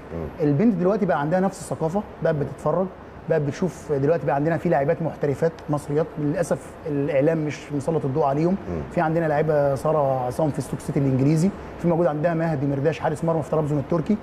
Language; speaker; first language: Arabic; native; Arabic